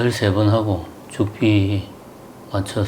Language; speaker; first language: Korean; native; Korean